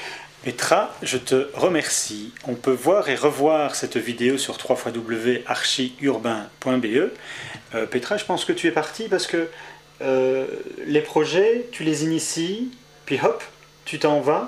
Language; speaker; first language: French; native; French